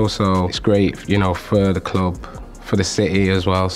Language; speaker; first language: English; native; English